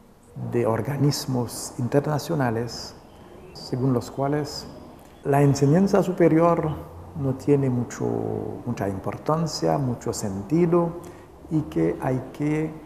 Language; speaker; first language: Spanish; non-native, local second language; Haitian Creole